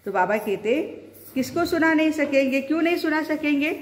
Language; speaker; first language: Hindi; non-native, local second language; Marathi